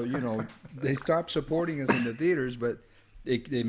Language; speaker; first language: English; early bilingual, other home language; Spanish